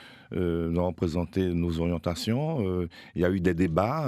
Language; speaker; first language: French; native; French